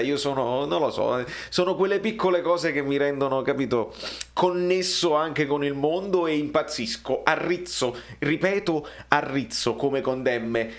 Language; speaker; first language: Italian; native; Italian